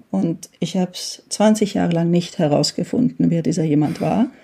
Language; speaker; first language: German; early bilingual, heritage; Hungarian